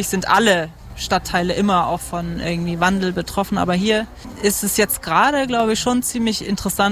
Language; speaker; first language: German; native; German